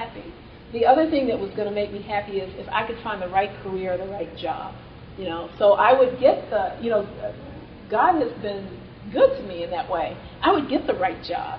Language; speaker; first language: English; native; English